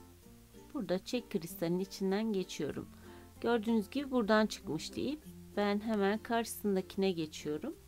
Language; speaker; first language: Turkish; native; Turkish